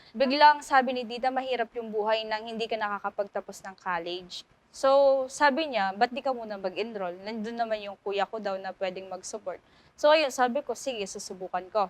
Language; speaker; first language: Filipino; non-native, local second language; Waray